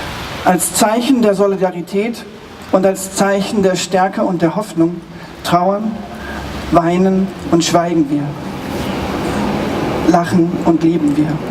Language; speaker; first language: German; native; German